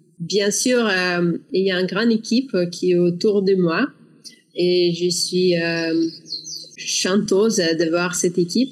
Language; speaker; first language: French; non-native, learner; Russian